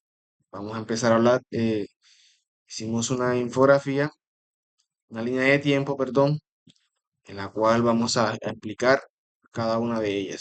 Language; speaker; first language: Spanish; native; Spanish